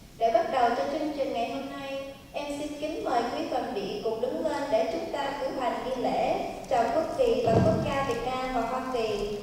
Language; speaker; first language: Vietnamese; early bilingual, heritage; Vietnamese